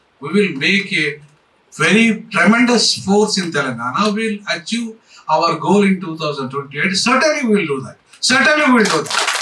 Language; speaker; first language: English; non-native, local second language; Telugu